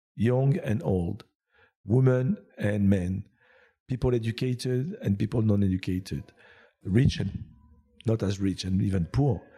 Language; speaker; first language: English; non-native, fluent; French